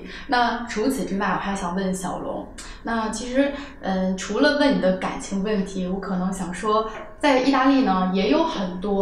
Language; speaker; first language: Chinese; native; Chinese